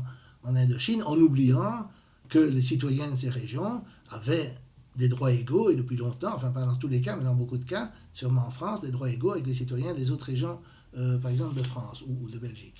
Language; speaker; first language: French; native; French